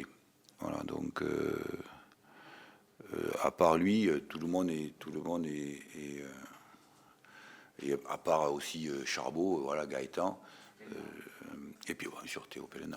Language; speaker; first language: French; native; French